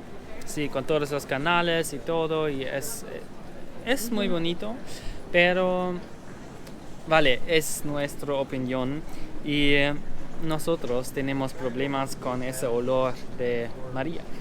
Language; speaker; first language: Spanish; non-native, learner; German